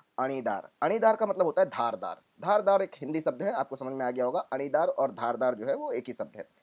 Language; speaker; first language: Hindi; non-native, local second language; Gujarati